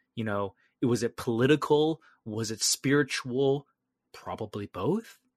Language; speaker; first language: English; early bilingual, other home language; Vietnamese